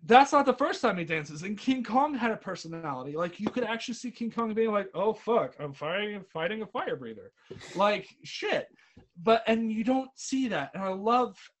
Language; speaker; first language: English; native; English